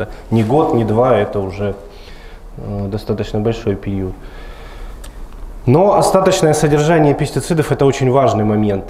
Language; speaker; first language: Russian; native; Russian